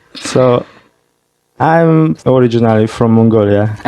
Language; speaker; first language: English; non-native, fluent; Mongolian